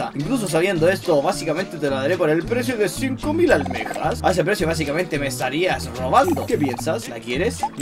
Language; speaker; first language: Spanish; native; Spanish